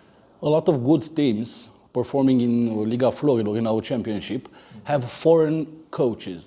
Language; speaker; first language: English; non-native, fluent; Romanian